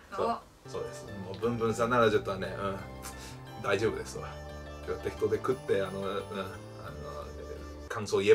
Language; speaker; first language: Japanese; native; Japanese